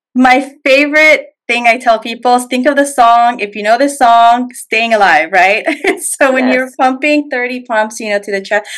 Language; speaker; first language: English; native; English